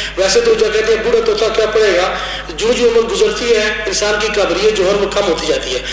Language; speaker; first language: Urdu; non-native, local second language; Punjabi